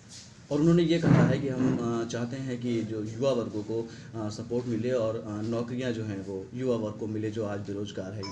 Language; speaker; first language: Hindi; native; Hindi